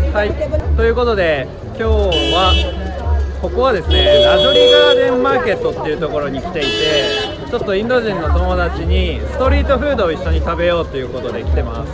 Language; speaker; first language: Japanese; native; Japanese